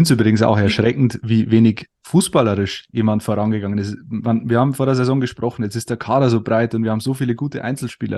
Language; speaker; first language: German; native; German